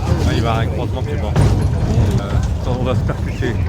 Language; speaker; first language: French; native; French